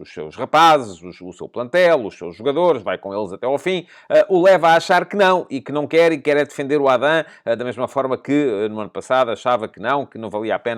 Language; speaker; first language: Portuguese; native; Portuguese